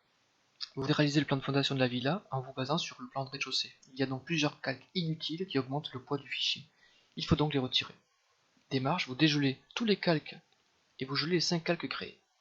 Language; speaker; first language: French; native; French